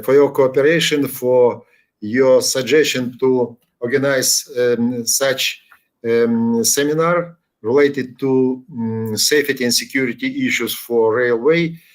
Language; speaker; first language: English; non-native, learner; Ukrainian